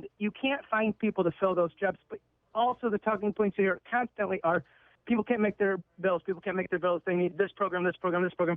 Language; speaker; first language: English; native; English